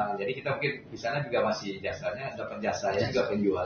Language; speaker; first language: Indonesian; native; Indonesian